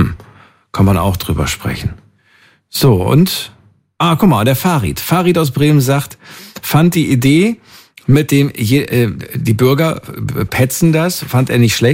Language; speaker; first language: German; native; German